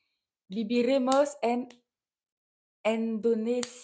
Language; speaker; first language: Spanish; non-native, learner; French